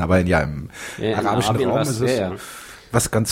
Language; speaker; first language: German; native; German